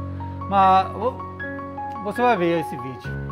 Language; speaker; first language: Portuguese; non-native, learner; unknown